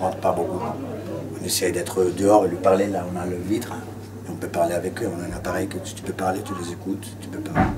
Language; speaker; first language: French; non-native, learner; Spanish